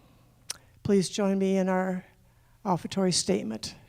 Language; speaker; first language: English; native; English